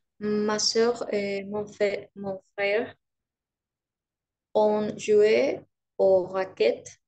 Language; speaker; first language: French; non-native, learner; Spanish